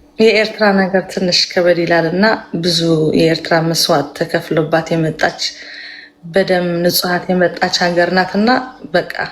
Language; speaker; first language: Amharic; early bilingual, heritage; Tigrinya